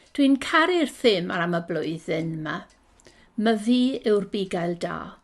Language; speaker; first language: Welsh; non-native, local second language; English